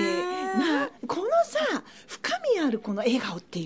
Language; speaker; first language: Japanese; native; Japanese